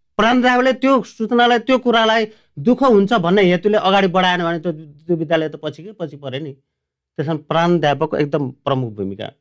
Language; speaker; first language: Nepali; native; Nepali